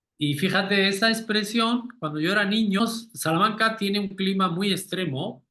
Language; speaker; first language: Spanish; native; Spanish